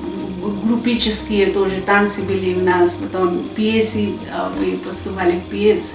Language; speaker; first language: Russian; non-native, fluent; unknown